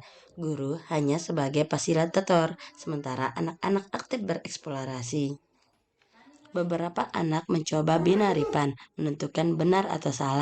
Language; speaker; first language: Indonesian; native; Indonesian